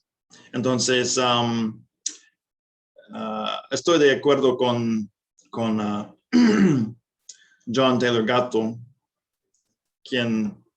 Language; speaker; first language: Spanish; non-native, fluent; English